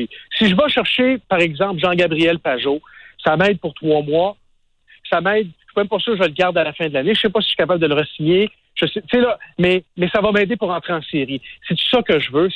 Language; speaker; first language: French; native; French